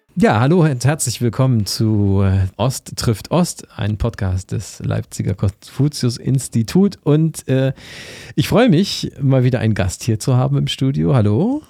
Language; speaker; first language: German; native; German